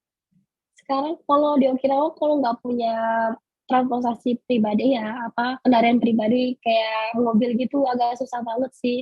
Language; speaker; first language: Indonesian; native; Indonesian